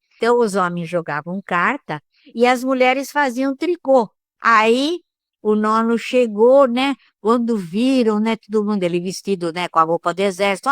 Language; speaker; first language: Portuguese; early bilingual, other home language; Italian